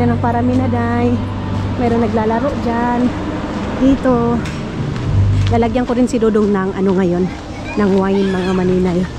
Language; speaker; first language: Filipino; non-native, local second language; Cebuano